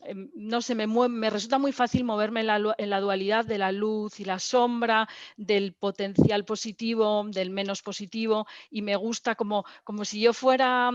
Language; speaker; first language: Spanish; native; Spanish